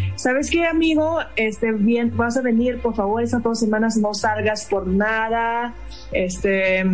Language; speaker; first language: Spanish; non-native, fluent; Chinese